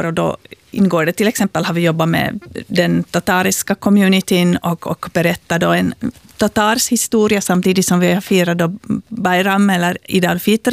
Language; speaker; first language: Swedish; native; Swedish